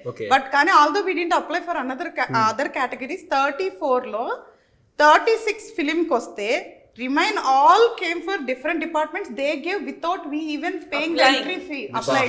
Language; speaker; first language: Telugu; native; Telugu